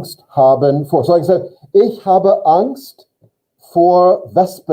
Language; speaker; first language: German; non-native, fluent; English